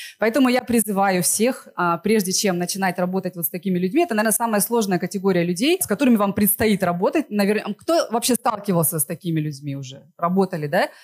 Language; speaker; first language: Russian; native; Russian